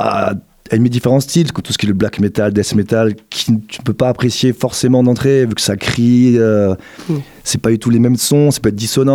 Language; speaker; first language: French; native; French